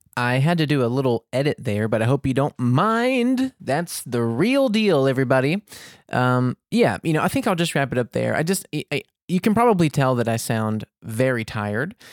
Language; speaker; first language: English; native; English